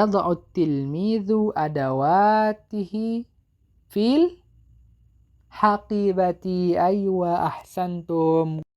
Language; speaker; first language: Arabic; non-native, fluent; Indonesian